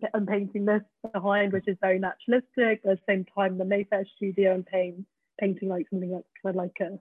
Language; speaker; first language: English; native; English